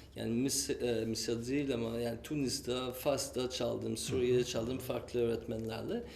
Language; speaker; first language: Turkish; non-native, fluent; French